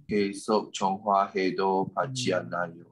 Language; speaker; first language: Korean; non-native, learner; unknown